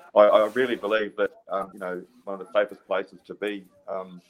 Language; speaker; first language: English; native; English